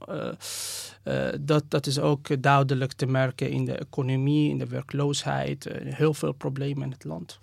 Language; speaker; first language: Dutch; non-native, fluent; Persian